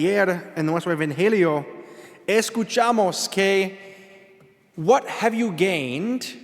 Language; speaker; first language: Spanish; non-native, learner; English